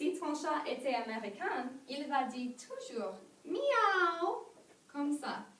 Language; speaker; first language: French; non-native, learner; English